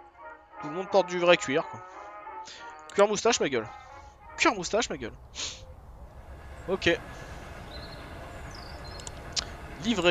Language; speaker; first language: French; native; French